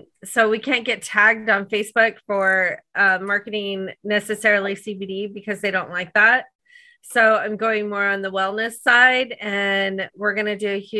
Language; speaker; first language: English; native; English